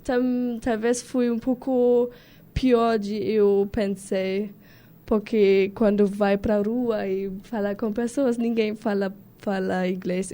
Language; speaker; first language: Portuguese; non-native, learner; German